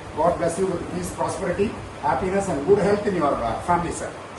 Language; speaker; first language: English; non-native, local second language; Tamil